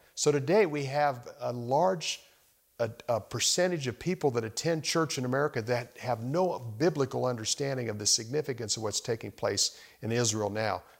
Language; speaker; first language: English; native; English